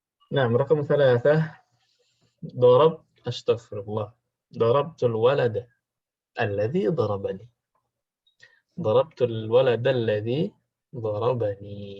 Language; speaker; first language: Arabic; non-native, fluent; Indonesian